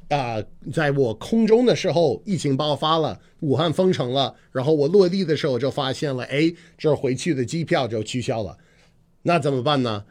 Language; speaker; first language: Chinese; non-native, fluent; English